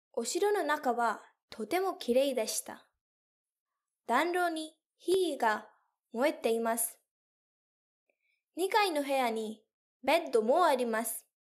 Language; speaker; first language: Japanese; non-native, fluent; English